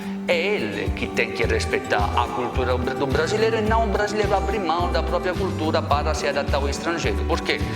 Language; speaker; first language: Portuguese; non-native, fluent; Italian